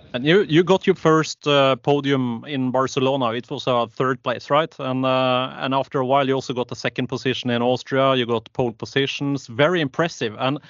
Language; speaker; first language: English; non-native, fluent; Norwegian